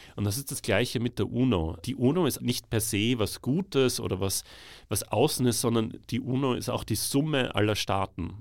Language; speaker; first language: German; native; German